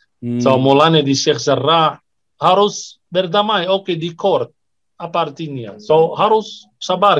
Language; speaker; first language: Indonesian; non-native, fluent; Arabic